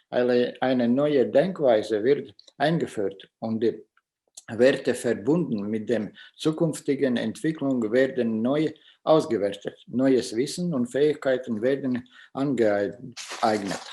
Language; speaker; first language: German; non-native, fluent; Latvian